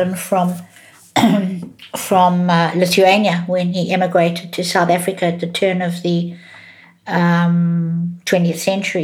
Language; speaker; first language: English; native; English